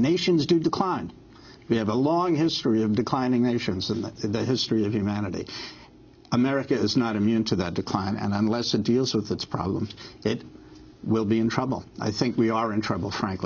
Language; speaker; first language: English; native; English